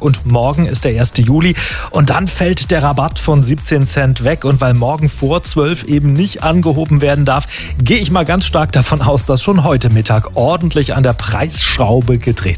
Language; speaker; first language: German; native; German